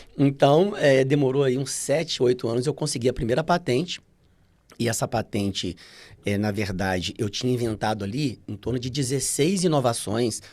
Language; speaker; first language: Portuguese; native; Portuguese